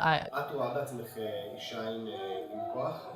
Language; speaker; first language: Hebrew; native; Hebrew